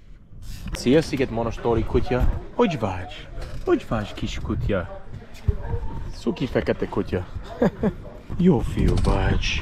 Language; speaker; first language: Hungarian; non-native, learner; English